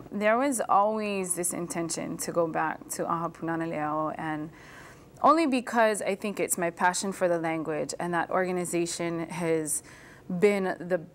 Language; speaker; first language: English; native; English